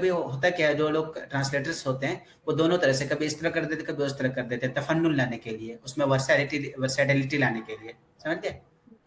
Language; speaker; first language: Hindi; native; Hindi